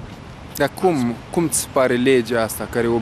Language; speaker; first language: Romanian; native; Romanian